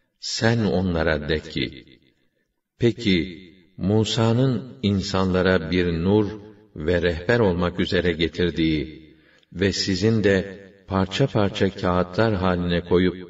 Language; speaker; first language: Turkish; native; Turkish